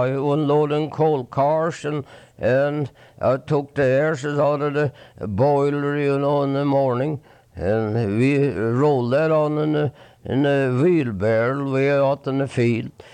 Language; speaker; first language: English; non-native, fluent; Swedish